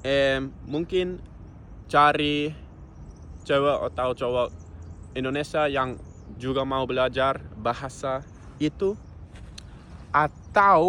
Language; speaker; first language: Indonesian; non-native, fluent; English